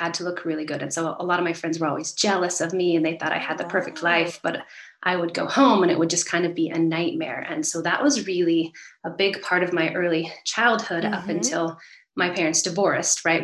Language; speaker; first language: English; native; English